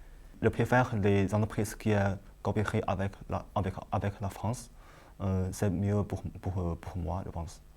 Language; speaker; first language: French; non-native, learner; Chinese